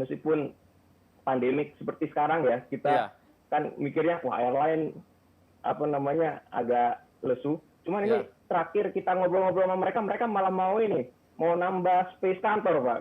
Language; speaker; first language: Indonesian; native; Indonesian